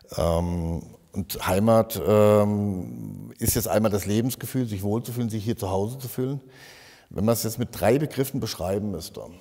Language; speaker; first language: German; native; German